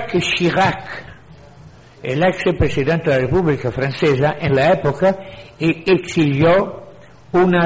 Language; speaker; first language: Spanish; non-native, fluent; Italian